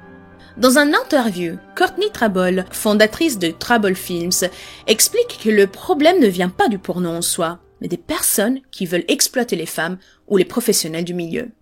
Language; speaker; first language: French; native; French